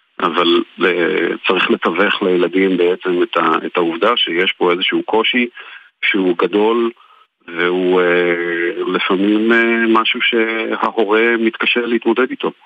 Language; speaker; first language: Hebrew; native; Hebrew